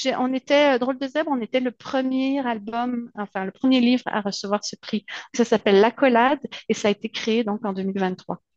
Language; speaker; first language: French; native; French